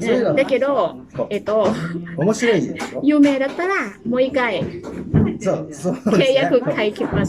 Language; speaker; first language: Japanese; non-native, learner; Thai